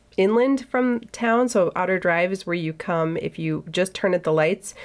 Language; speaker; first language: English; native; English